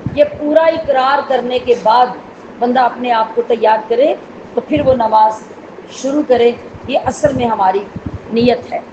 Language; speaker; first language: Urdu; non-native, local second language; Punjabi